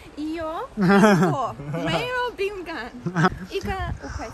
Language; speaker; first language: Chinese; non-native, learner; Russian